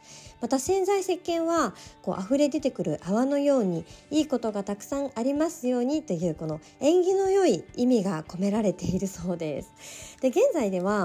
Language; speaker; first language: Japanese; native; Japanese